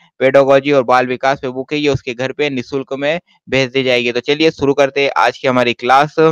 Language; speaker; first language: Hindi; native; Hindi